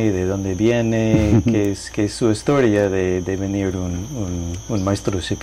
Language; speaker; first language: Spanish; non-native, learner; English